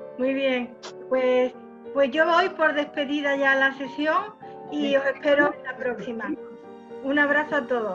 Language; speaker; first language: Spanish; native; Spanish